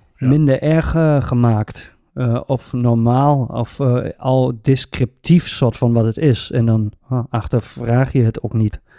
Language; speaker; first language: Dutch; native; Dutch